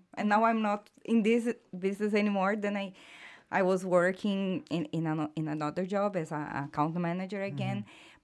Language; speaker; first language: English; non-native, fluent; Portuguese